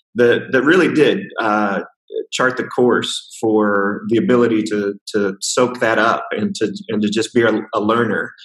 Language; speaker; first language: English; native; English